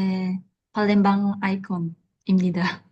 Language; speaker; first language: Korean; non-native, learner; Indonesian